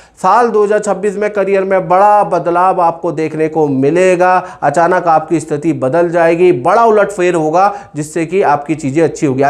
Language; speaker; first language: Hindi; native; Hindi